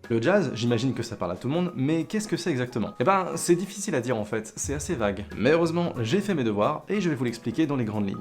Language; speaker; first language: French; native; French